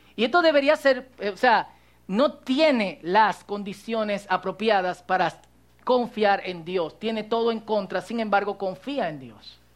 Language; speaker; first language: Spanish; native; Spanish